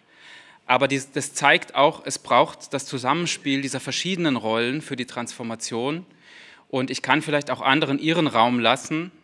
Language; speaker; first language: German; native; German